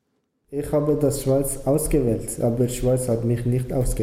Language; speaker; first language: German; non-native, learner; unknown